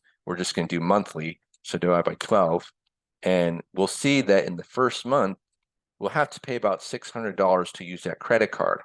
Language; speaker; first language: English; early bilingual, other home language; Korean